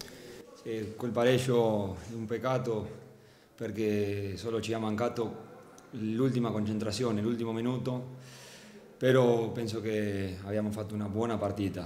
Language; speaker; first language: Italian; non-native, fluent; Spanish